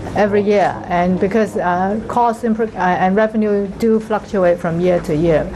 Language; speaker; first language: English; non-native, local second language; Cantonese